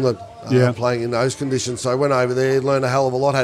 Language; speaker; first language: English; native; English